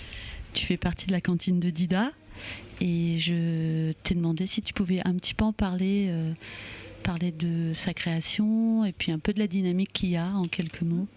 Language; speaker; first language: French; native; French